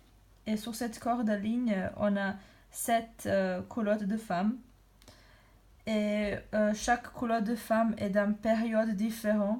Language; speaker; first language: French; non-native, learner; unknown